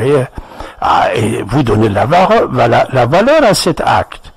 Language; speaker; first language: French; non-native, fluent; Persian